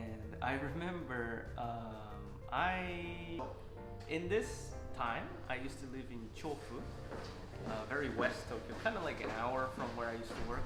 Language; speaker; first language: English; non-native, fluent; Portuguese